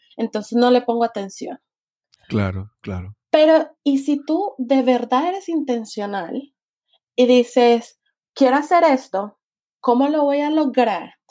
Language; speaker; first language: Spanish; native; Spanish